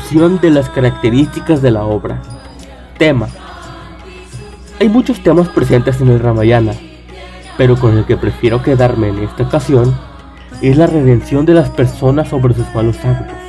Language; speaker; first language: Spanish; native; Spanish